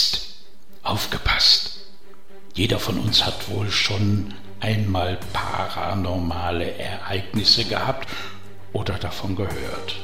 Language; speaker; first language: German; native; German